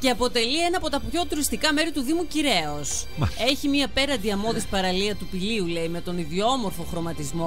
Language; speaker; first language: Greek; native; Greek